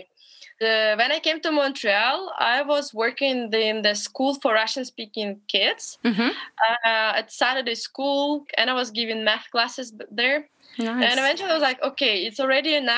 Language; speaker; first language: English; non-native, fluent; Russian